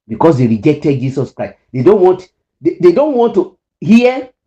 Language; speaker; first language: English; non-native, local second language; Yoruba